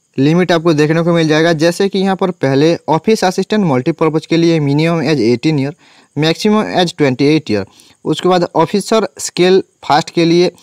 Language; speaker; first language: Hindi; non-native, local second language; Bangla